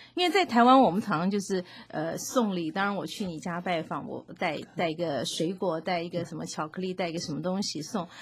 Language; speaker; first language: Chinese; native; Chinese